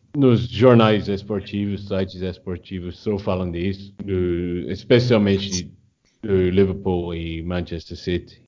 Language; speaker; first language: Portuguese; non-native, fluent; English